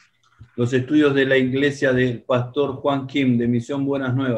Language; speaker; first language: Spanish; non-native, fluent; Portuguese